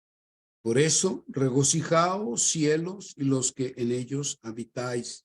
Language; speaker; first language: Spanish; native; Spanish